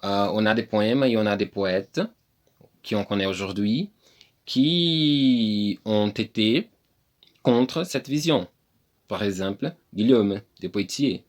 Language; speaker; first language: French; non-native, learner; Portuguese